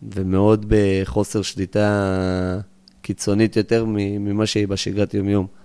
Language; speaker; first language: Hebrew; early bilingual, other home language; English